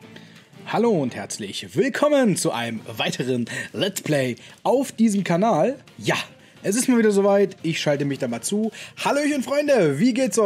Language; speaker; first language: German; native; German